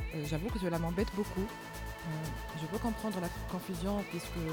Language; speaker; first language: French; non-native, local second language; Arabic